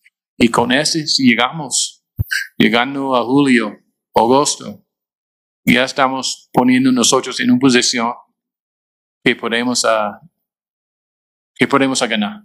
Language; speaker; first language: Spanish; non-native, fluent; English